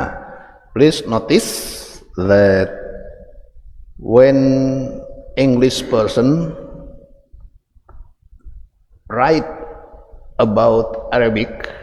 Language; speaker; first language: English; non-native, fluent; Indonesian